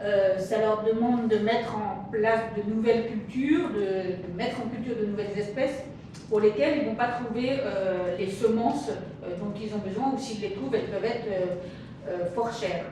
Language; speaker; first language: French; native; French